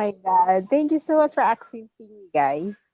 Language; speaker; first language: English; non-native, local second language; Filipino